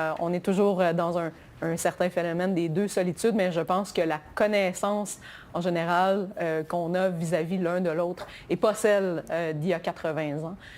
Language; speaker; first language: French; native; French